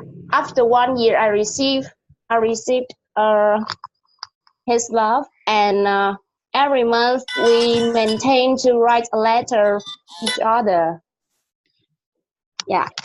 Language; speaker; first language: English; non-native, learner; Vietnamese